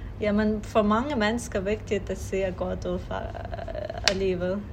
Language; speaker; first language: Danish; non-native, fluent; Ukrainian